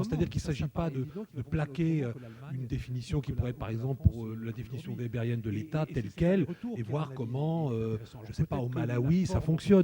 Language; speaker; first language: French; native; French